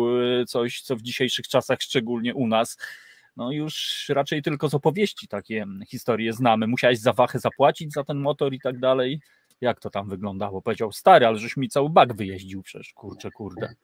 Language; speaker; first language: Polish; native; Polish